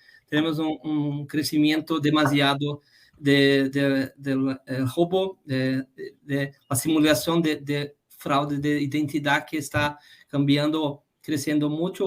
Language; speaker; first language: Spanish; non-native, fluent; Portuguese